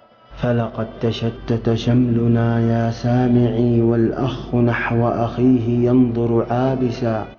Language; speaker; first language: Arabic; native; Arabic